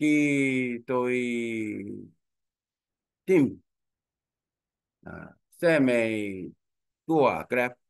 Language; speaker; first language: Vietnamese; non-native, learner; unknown